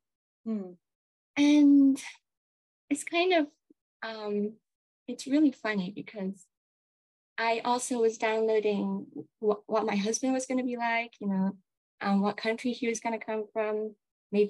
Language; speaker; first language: English; non-native, local second language; Japanese